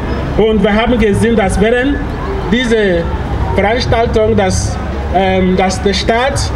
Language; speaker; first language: German; non-native, fluent; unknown